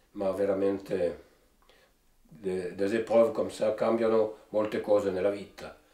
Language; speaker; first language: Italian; early bilingual, heritage; Italian